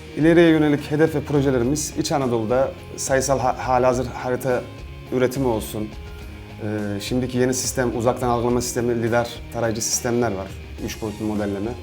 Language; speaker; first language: Turkish; native; Turkish